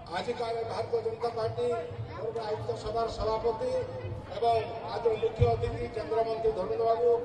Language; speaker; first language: Odia; non-native, local second language; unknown